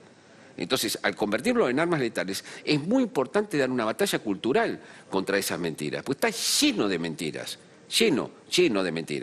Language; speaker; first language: Spanish; native; Spanish